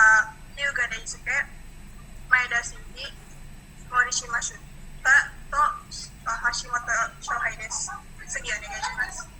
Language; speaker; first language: Japanese; non-native, learner; Indonesian